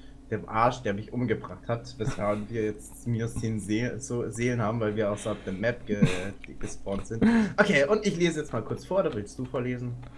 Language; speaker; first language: German; native; German